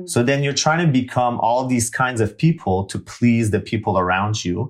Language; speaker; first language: English; non-native, fluent; French